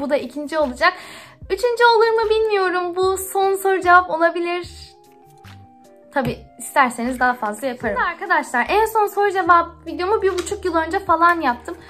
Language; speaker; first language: Turkish; early bilingual, heritage; Turkish